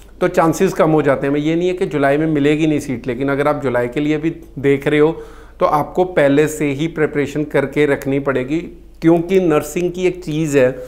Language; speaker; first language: Hindi; non-native, local second language; Punjabi